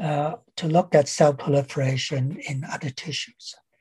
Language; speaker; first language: English; non-native, local second language; Cantonese